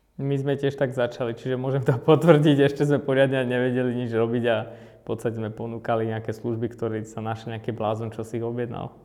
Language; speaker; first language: Slovak; early bilingual, other home language; Armenian